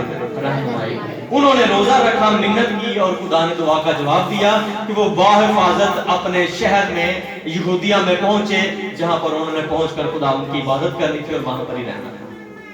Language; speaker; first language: Urdu; native; Urdu